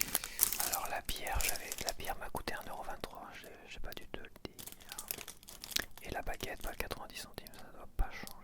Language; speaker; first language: French; native; French